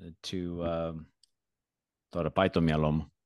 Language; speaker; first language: Greek; early bilingual, heritage; Greek